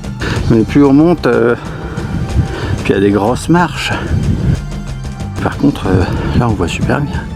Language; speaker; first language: French; native; French